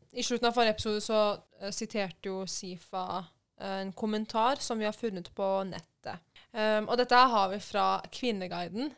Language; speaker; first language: Norwegian; early bilingual, other home language; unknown